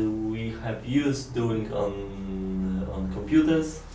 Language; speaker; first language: English; non-native, learner; Polish